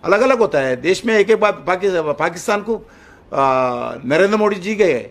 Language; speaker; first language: Hindi; non-native, local second language; Telugu